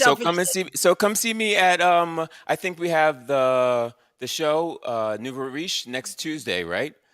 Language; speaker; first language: English; native; English